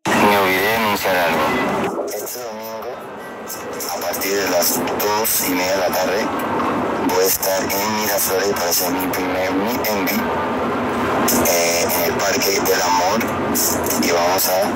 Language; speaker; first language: Spanish; non-native, fluent; English